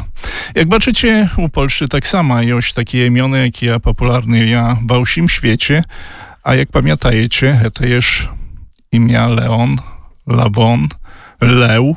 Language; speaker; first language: Polish; non-native, learner; Belarusian